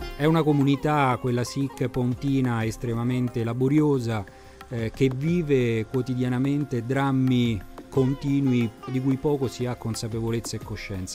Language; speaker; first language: Italian; native; Italian